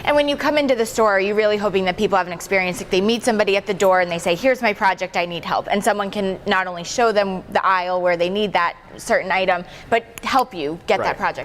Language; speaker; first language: English; native; English